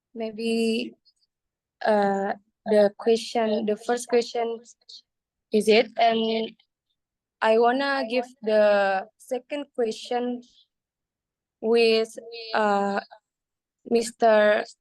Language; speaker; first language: English; non-native, learner; Indonesian